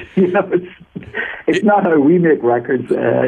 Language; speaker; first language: English; native; English